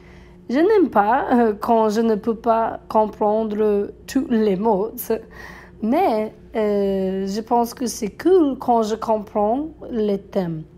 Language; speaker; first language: French; non-native, learner; English